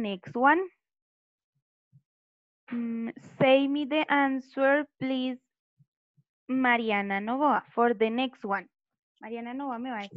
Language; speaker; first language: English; non-native, learner; Spanish